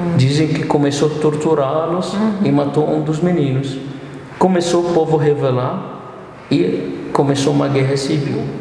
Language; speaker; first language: Portuguese; non-native, fluent; Arabic